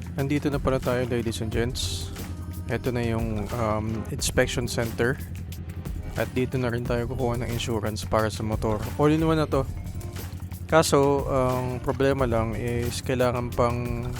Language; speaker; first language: Filipino; native; Filipino